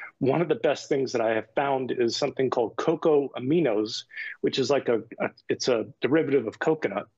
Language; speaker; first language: English; native; English